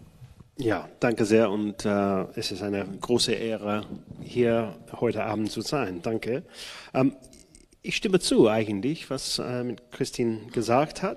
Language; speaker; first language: German; non-native, fluent; English